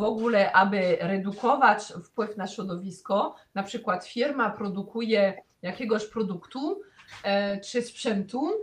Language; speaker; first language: Polish; non-native, fluent; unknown